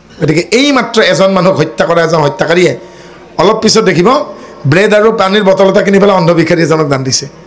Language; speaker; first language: Assamese; non-native, local second language; Bodo